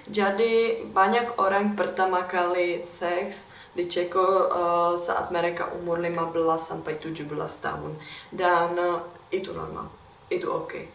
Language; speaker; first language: Indonesian; non-native, fluent; Czech